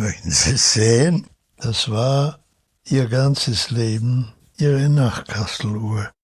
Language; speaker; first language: German; early bilingual, heritage; German